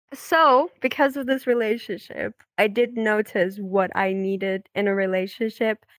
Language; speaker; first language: English; non-native, fluent; Dutch